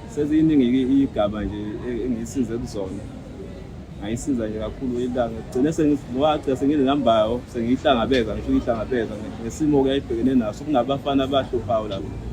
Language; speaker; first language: Zulu; native; Zulu